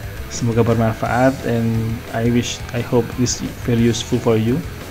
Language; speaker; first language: English; non-native, learner; Indonesian